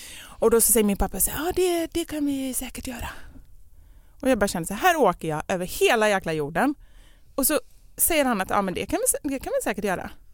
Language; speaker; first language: Swedish; native; Swedish